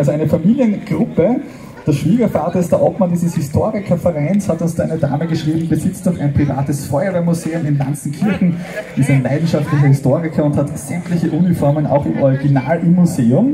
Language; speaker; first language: German; native; German